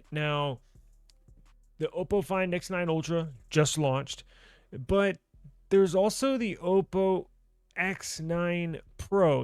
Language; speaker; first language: English; native; English